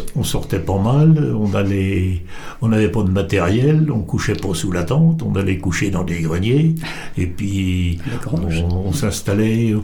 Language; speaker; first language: French; native; French